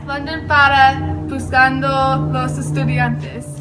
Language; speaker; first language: Spanish; non-native, learner; English